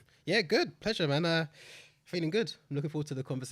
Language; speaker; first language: English; native; English